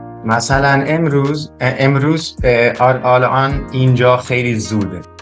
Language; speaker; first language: Persian; non-native, learner; Dutch